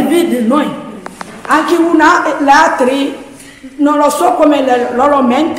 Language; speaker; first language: Italian; non-native, learner; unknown